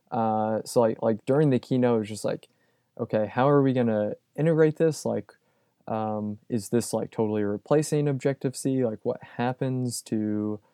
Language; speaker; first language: English; native; English